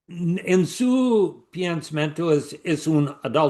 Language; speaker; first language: Spanish; non-native, learner; English